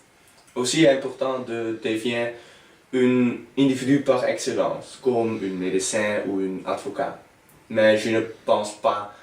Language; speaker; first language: French; non-native, learner; Dutch